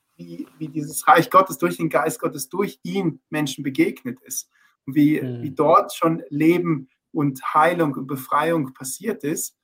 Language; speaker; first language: German; early bilingual, heritage; German